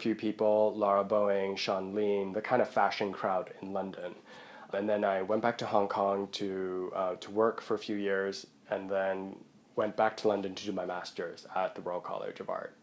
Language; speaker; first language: English; non-native, local second language; Cantonese